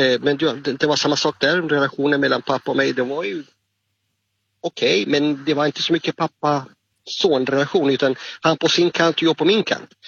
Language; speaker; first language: Swedish; non-native, fluent; Spanish